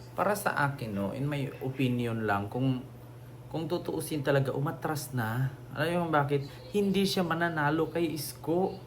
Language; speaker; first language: Filipino; native; Filipino